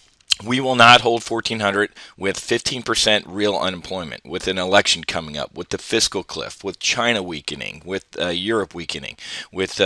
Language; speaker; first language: English; native; English